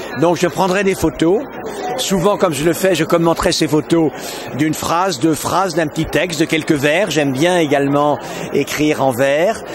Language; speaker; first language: French; native; French